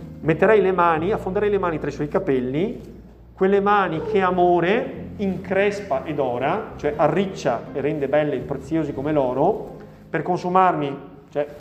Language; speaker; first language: Italian; native; Italian